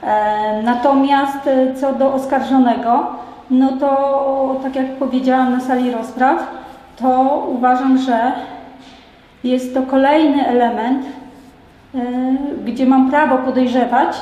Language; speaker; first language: Polish; native; Polish